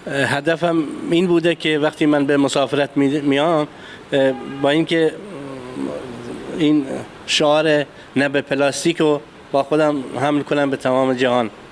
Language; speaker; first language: Persian; non-native, local second language; Kurdish